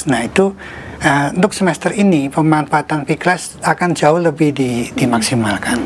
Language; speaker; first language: Indonesian; native; Indonesian